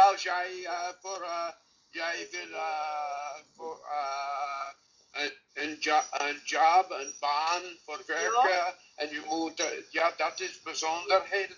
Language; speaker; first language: Dutch; non-native, learner; English